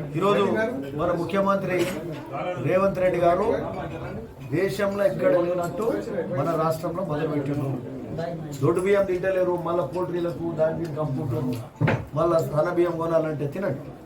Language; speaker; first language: Telugu; native; Telugu